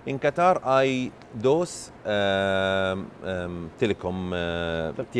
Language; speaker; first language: Spanish; non-native, learner; Arabic